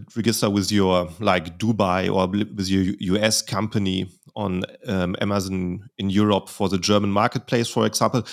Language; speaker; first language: English; non-native, fluent; German